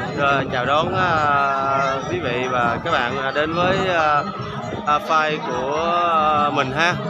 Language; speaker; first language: Vietnamese; non-native, local second language; Khmer